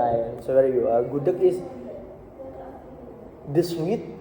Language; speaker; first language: English; non-native, learner; Indonesian